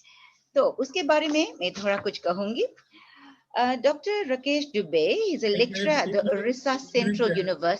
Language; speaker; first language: Hindi; non-native, fluent; English